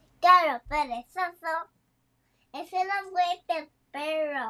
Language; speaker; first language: Spanish; early bilingual, heritage; Spanish